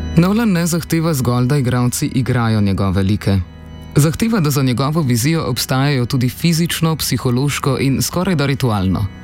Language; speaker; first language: Slovenian; native; Slovenian